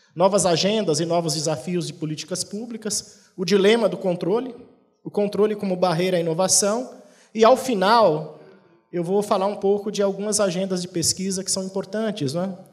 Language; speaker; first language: Portuguese; native; Portuguese